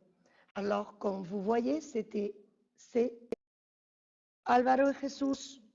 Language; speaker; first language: French; non-native, fluent; Spanish